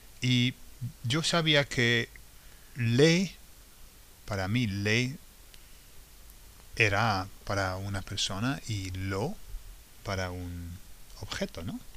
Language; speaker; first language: Spanish; non-native, fluent; English